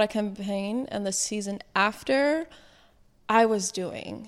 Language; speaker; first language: English; non-native, fluent; Dutch